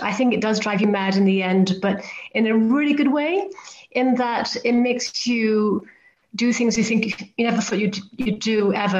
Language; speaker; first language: English; native; English